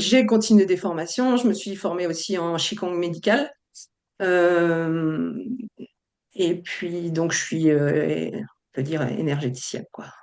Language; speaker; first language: French; native; French